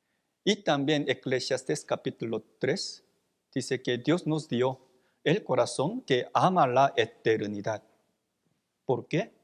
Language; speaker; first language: Spanish; non-native, fluent; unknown